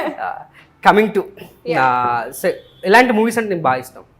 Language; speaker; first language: Telugu; native; Telugu